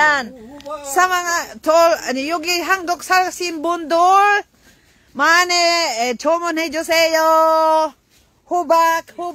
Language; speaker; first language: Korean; non-native, learner; Filipino